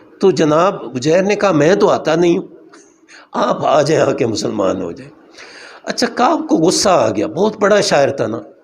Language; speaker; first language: Urdu; non-native, local second language; Punjabi